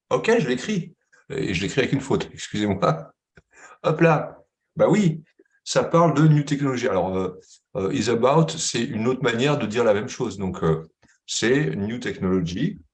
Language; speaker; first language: French; native; French